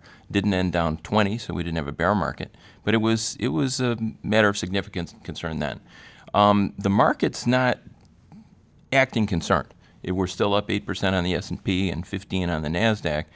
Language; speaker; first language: English; native; English